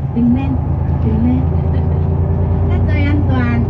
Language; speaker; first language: Vietnamese; non-native, learner; Korean